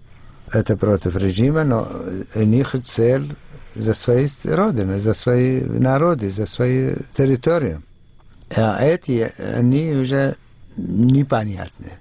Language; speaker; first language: Russian; non-native, fluent; Arabic